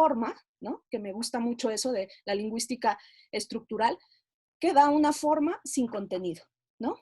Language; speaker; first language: Spanish; native; Spanish